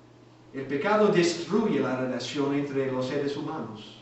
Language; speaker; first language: Spanish; native; Spanish